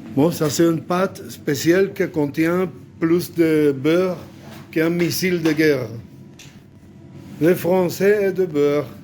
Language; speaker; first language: French; non-native, fluent; Spanish